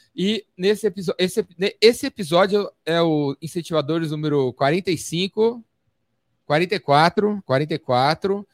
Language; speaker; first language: Portuguese; native; Portuguese